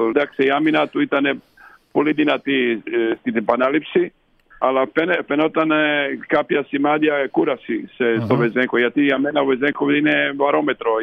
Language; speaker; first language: Greek; non-native, fluent; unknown